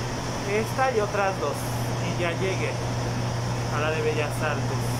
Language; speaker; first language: Spanish; native; Spanish